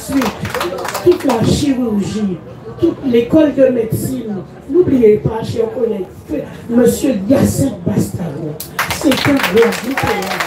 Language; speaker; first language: French; native; French